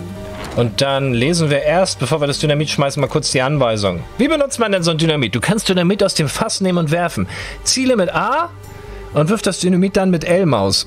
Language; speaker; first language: German; native; German